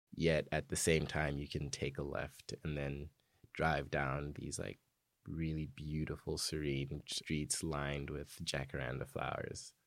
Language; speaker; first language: English; native; English